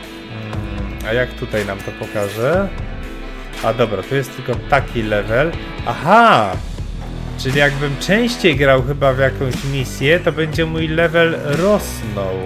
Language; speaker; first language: Polish; native; Polish